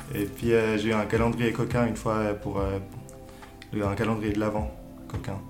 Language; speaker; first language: French; native; French